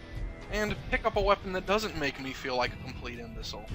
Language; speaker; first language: English; native; English